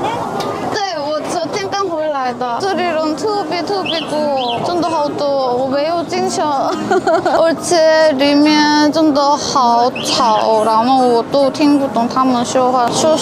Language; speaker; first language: Chinese; non-native, fluent; Korean